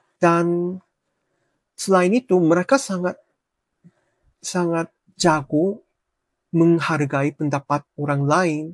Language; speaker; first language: Indonesian; non-native, fluent; Korean